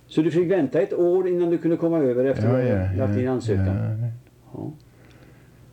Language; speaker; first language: Swedish; native; Swedish